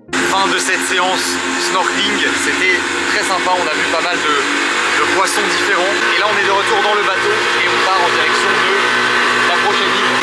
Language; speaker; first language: French; native; French